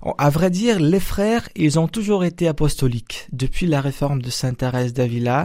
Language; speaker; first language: French; non-native, fluent; Portuguese